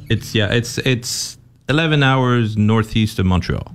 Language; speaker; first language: English; non-native, fluent; French